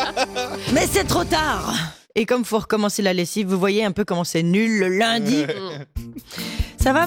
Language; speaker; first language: French; native; French